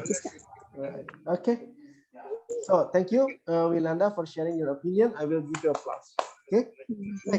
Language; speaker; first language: English; non-native, fluent; Indonesian